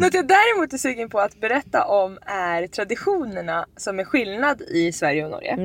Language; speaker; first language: Swedish; native; Swedish